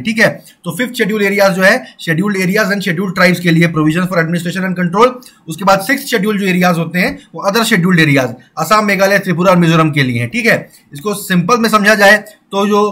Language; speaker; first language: Hindi; non-native, local second language; Maithili